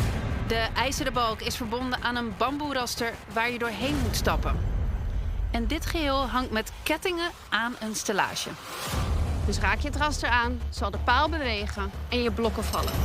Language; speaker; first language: Dutch; native; Dutch